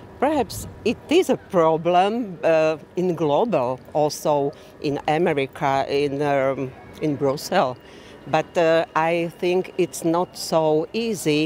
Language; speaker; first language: English; non-native, learner; Slovak